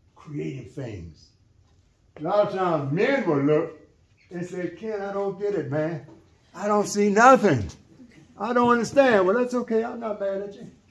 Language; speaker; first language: English; native; English